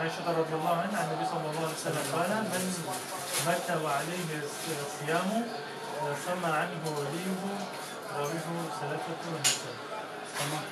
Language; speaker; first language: Turkish; native; Turkish